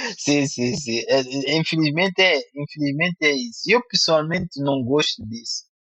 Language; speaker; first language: Portuguese; non-native, local second language; Tsonga